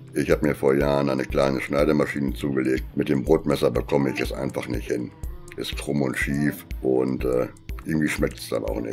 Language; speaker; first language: German; native; German